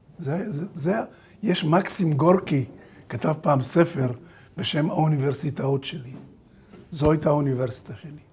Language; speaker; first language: Hebrew; early bilingual, other home language; Bulgarian